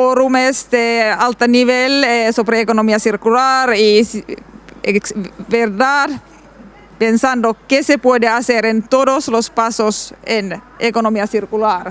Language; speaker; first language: Spanish; non-native, learner; Finnish